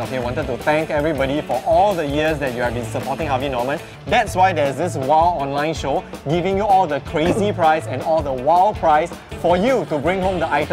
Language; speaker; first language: English; non-native, local second language; Chinese